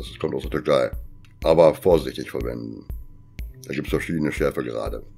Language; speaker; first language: German; native; German